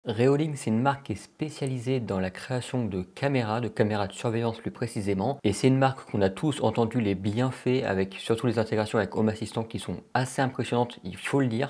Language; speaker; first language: French; native; French